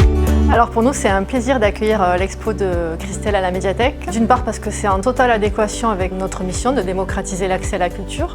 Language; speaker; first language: French; native; French